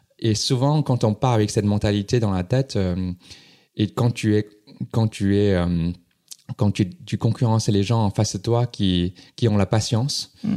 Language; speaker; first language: French; non-native, fluent; Chinese